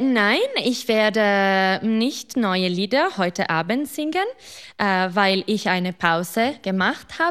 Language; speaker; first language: German; non-native, fluent; Italian